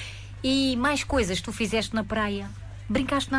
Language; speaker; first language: Portuguese; native; Portuguese